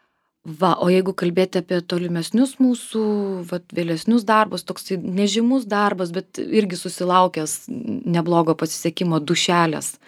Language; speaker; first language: Lithuanian; native; Lithuanian